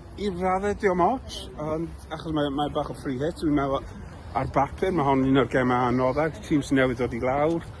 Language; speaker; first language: Welsh; native; Welsh